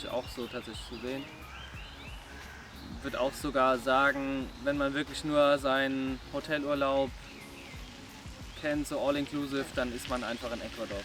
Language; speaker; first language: German; native; German